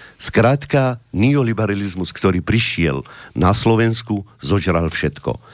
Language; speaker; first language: Slovak; non-native, fluent; Arabic